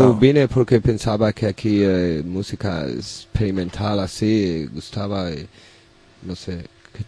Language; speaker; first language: Spanish; non-native, learner; English